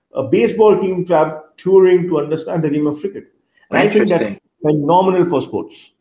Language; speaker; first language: English; non-native, local second language; Bangla